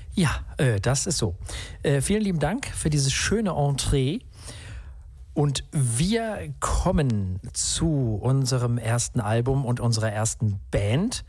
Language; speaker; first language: German; native; German